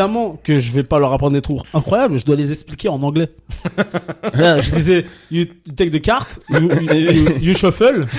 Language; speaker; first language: French; native; French